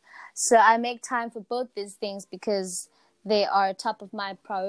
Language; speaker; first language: English; non-native, local second language; Zulu